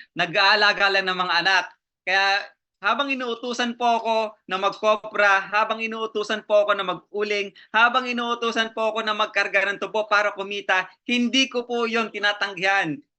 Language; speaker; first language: Filipino; native; Filipino